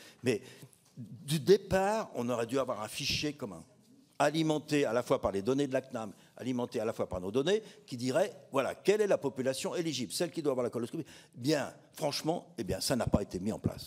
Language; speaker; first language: French; native; French